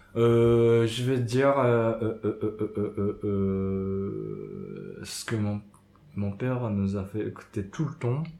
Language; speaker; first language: French; non-native, fluent; Japanese